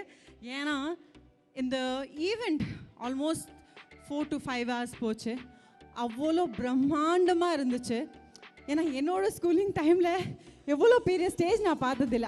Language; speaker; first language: Tamil; non-native, fluent; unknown